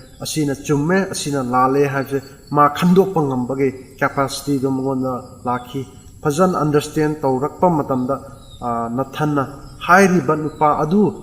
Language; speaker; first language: Manipuri; non-native, local second language; Rongmei Naga